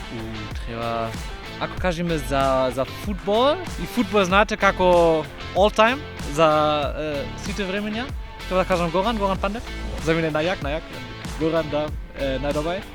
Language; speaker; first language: Macedonian; non-native, learner; German